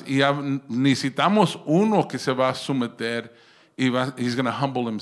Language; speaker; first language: Spanish; early bilingual, heritage; Spanish